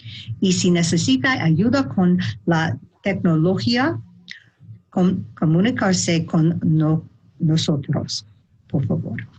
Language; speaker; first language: Spanish; non-native, learner; English